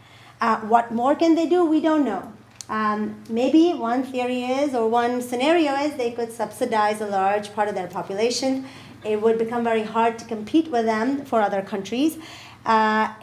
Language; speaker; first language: English; non-native, local second language; Urdu